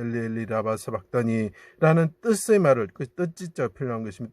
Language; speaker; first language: Korean; native; Korean